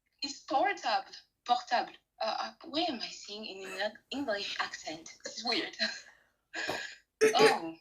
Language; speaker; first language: English; non-native, learner; French